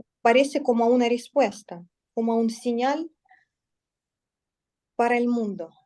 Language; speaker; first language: Spanish; non-native, learner; Russian